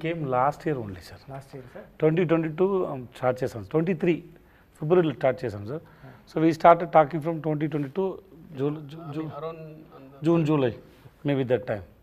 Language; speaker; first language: Telugu; non-native, local second language; Tamil